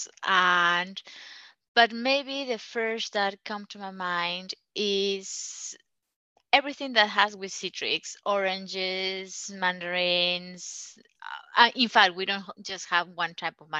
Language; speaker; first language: English; non-native, learner; Spanish